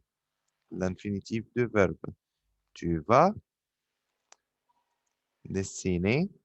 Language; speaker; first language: French; non-native, fluent; Arabic